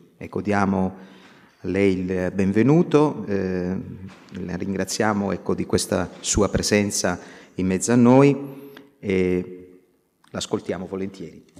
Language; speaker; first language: Italian; native; Italian